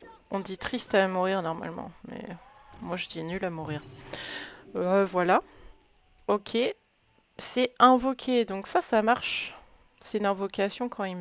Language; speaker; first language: French; native; French